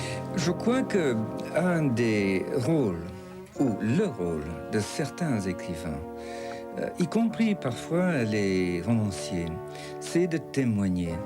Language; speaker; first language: French; non-native, fluent; English